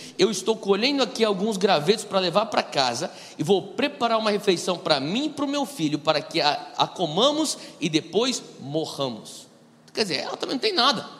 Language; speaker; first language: Portuguese; native; Portuguese